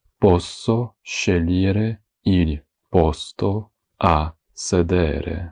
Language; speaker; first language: Italian; non-native, fluent; Ukrainian